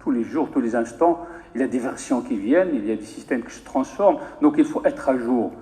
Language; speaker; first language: French; non-native, local second language; Arabic